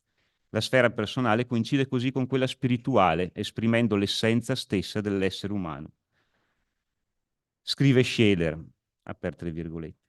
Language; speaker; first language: Italian; native; Italian